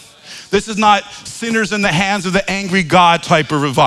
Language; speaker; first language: English; native; English